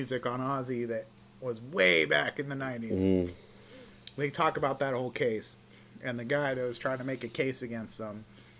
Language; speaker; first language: English; native; English